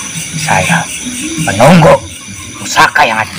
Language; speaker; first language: Indonesian; native; Indonesian